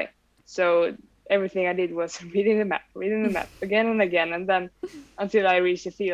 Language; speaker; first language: English; non-native, fluent; Swedish